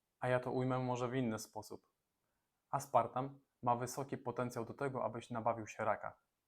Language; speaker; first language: Polish; native; Polish